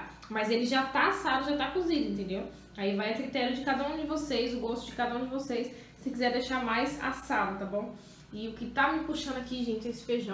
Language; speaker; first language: Portuguese; native; Portuguese